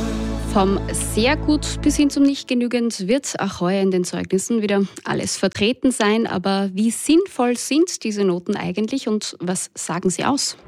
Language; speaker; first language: German; native; German